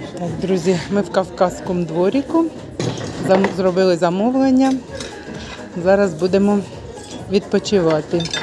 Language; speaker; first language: Ukrainian; native; Ukrainian